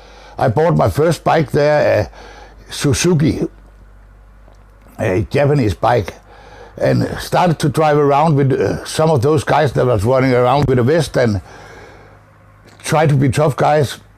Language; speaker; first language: English; non-native, fluent; Danish